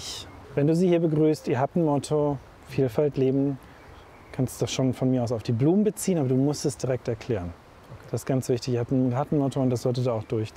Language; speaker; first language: German; native; German